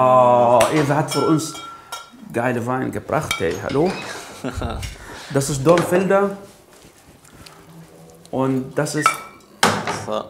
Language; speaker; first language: German; non-native, fluent; Arabic